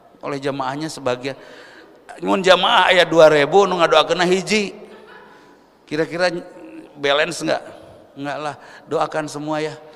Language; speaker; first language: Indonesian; non-native, local second language; Sundanese